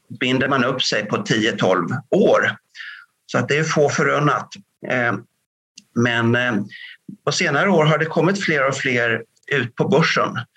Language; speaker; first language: Swedish; native; Swedish